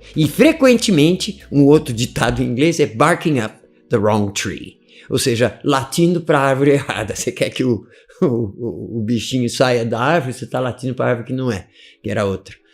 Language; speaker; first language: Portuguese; native; Portuguese